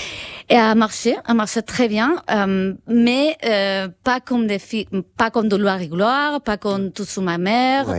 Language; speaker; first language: French; non-native, fluent; Spanish